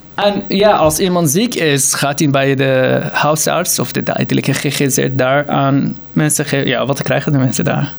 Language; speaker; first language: Dutch; non-native, fluent; Arabic